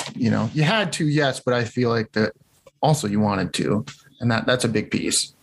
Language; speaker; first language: English; native; English